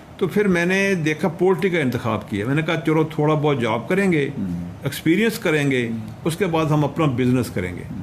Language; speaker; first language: Urdu; non-native, local second language; Punjabi